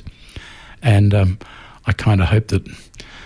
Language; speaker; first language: English; native; English